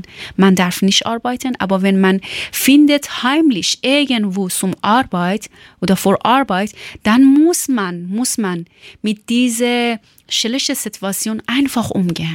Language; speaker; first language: German; non-native, learner; Persian